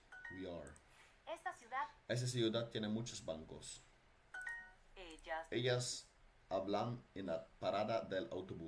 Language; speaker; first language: Spanish; non-native, learner; Dutch